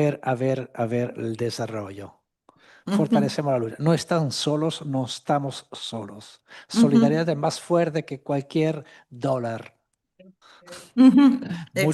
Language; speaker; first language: Spanish; non-native, fluent; Italian